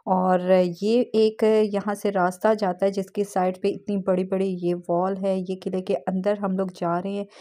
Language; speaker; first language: Urdu; native; Urdu